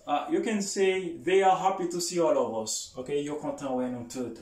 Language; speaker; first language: English; non-native, fluent; Haitian Creole